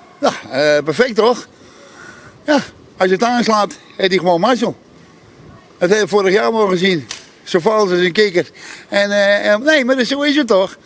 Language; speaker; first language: Dutch; native; Dutch